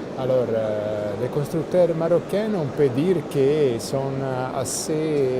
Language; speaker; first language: French; non-native, fluent; Italian